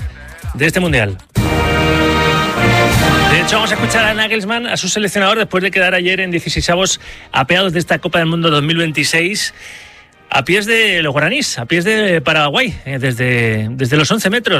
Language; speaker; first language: Spanish; native; Spanish